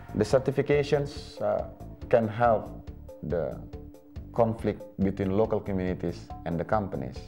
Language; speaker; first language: English; non-native, fluent; Indonesian